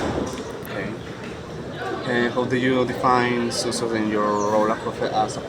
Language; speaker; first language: English; non-native, learner; Spanish